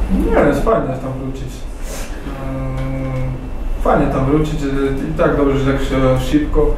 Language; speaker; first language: Polish; non-native, fluent; Slovak